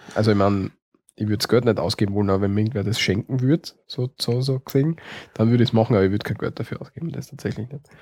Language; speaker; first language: German; native; German